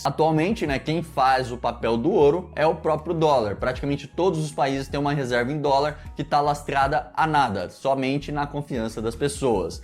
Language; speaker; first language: Portuguese; native; Portuguese